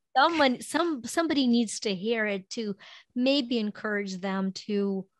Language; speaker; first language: English; non-native, fluent; Ukrainian